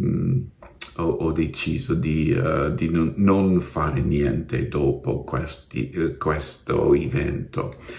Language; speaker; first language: Italian; non-native, learner; English